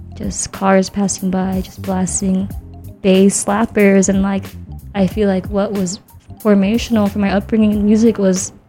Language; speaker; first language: English; native; English